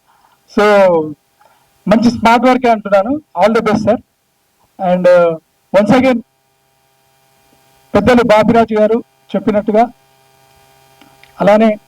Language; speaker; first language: Telugu; native; Telugu